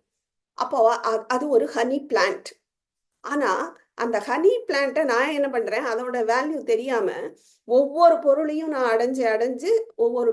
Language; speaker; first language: Tamil; native; Tamil